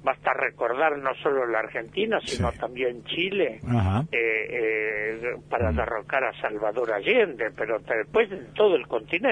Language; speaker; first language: Spanish; native; Spanish